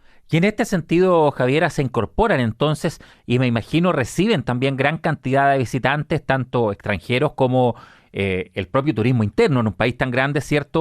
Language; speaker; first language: Spanish; native; Spanish